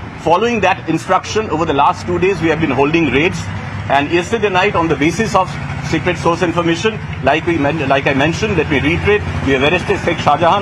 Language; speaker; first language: English; non-native, local second language; Bangla